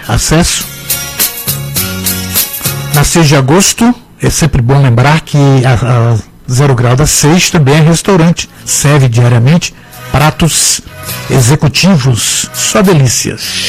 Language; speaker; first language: Portuguese; native; Portuguese